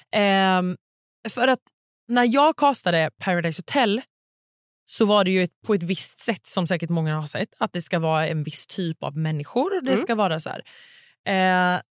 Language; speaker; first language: Swedish; native; Swedish